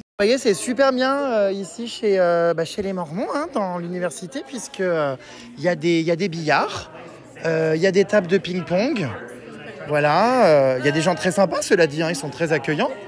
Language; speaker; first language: French; native; French